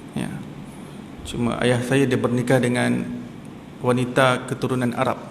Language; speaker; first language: Malay; native; Malay